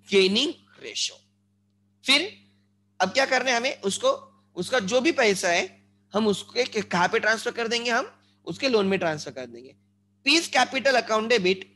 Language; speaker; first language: Hindi; non-native, local second language; Marathi